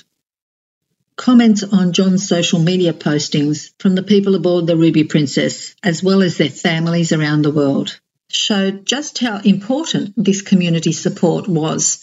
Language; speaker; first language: English; native; English